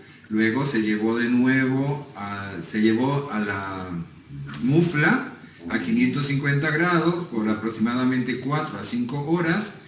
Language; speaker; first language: Spanish; native; Spanish